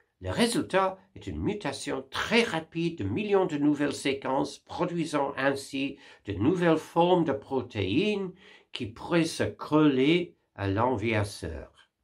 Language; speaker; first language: French; non-native, fluent; English